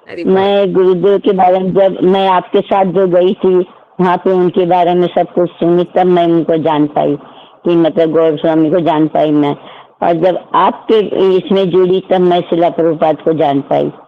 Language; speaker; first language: Hindi; non-native, local second language; Odia